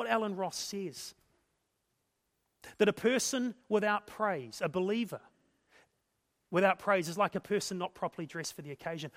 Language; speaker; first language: English; native; English